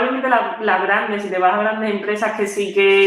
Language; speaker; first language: Spanish; native; Spanish